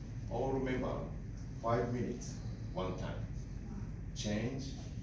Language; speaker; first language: English; non-native, learner; Japanese